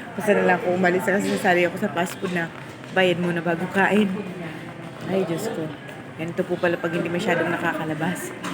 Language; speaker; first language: Filipino; native; Filipino